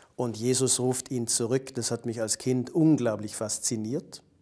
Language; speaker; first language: German; native; German